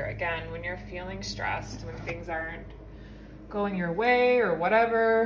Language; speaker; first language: English; native; English